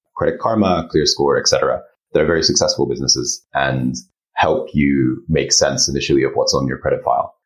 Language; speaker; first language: English; early bilingual, other home language; Japanese